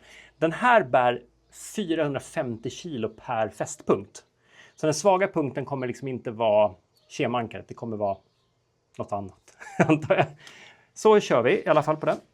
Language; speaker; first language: Swedish; native; Swedish